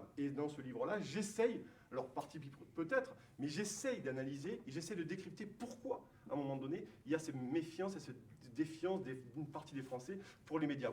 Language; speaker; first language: French; native; French